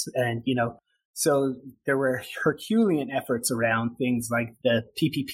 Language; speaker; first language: English; native; English